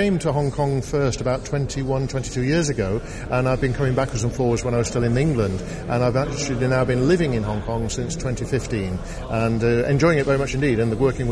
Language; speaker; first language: English; native; English